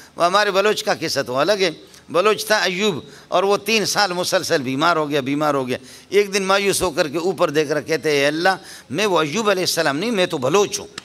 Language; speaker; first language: Urdu; non-native, local second language; Baluchi